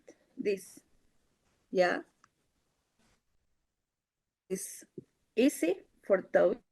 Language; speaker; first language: English; non-native, learner; Spanish